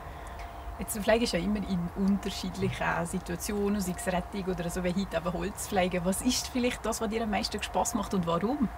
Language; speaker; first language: German; native; German